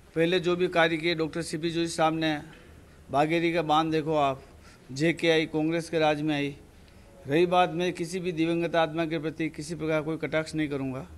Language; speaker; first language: Hindi; native; Hindi